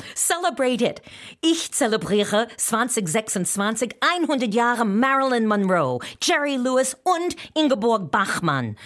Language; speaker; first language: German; non-native, fluent; English